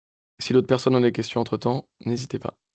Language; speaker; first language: French; native; French